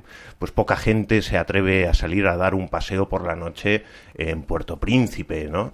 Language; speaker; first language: Spanish; native; Spanish